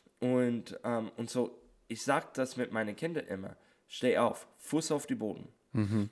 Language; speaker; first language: German; non-native, fluent; English